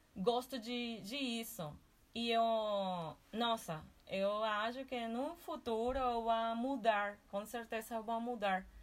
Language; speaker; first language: Portuguese; non-native, fluent; Spanish